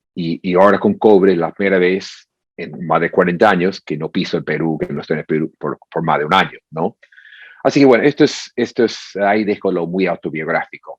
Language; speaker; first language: Spanish; non-native, fluent; English